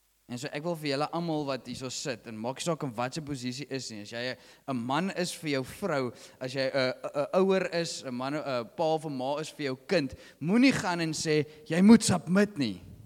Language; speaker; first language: Afrikaans; native; Afrikaans